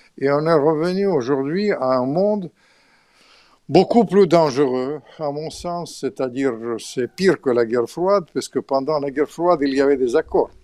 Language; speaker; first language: French; non-native, fluent; Russian